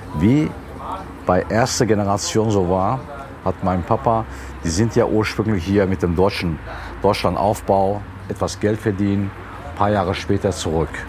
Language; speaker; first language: German; early bilingual, other home language; Turkish